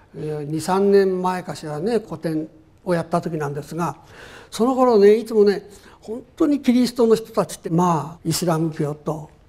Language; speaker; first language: Japanese; native; Japanese